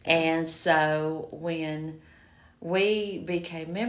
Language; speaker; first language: English; native; English